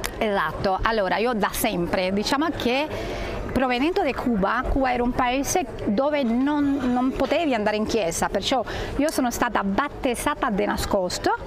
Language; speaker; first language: Italian; non-native, fluent; Spanish